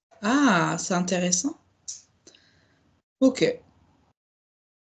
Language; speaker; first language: French; native; French